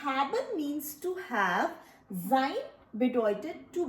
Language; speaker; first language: German; non-native, learner; Hindi